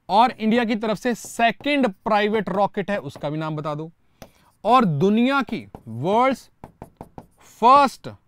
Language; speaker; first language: Hindi; non-native, local second language; Punjabi